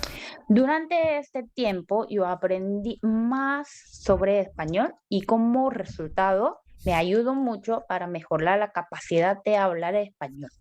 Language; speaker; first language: Spanish; non-native, learner; Korean